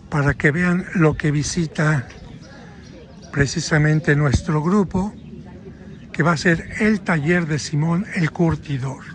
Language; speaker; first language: Spanish; native; Spanish